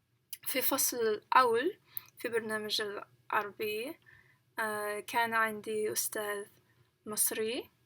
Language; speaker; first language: Arabic; non-native, learner; English